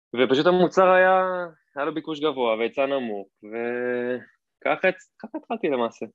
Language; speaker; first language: Hebrew; native; Hebrew